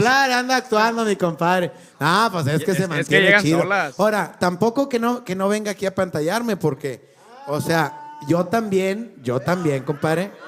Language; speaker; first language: Spanish; native; Spanish